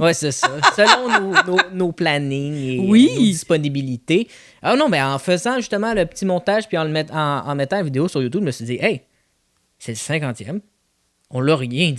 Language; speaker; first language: French; native; French